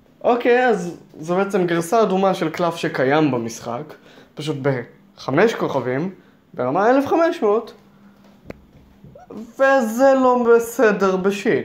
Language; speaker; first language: Hebrew; native; Hebrew